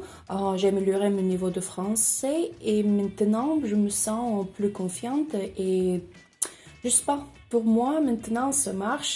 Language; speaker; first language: French; non-native, learner; Russian